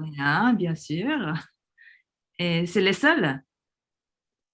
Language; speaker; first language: French; non-native, fluent; Korean